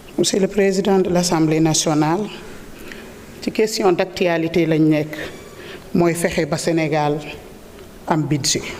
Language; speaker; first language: Wolof; non-native, local second language; Fula